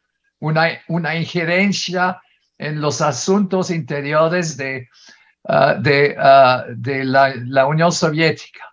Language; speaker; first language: Spanish; non-native, fluent; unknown